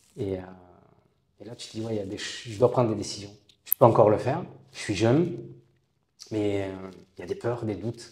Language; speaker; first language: French; native; French